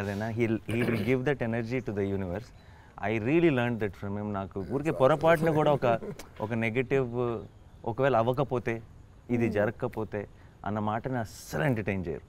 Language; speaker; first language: Telugu; native; Telugu